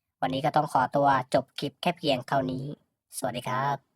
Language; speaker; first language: Thai; native; Thai